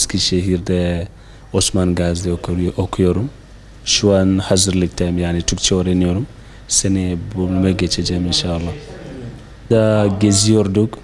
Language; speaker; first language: Turkish; non-native, learner; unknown